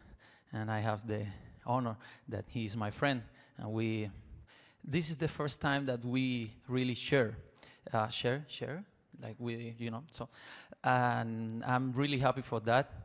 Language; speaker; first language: English; non-native, learner; Spanish